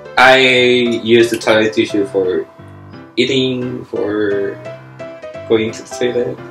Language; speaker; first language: English; non-native, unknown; Indonesian